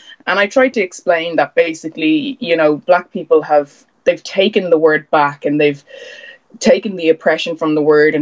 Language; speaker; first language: English; native; English